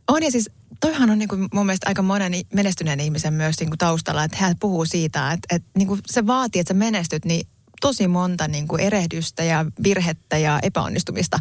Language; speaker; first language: Finnish; non-native, local second language; Swedish